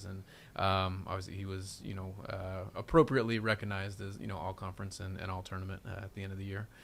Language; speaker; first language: English; native; English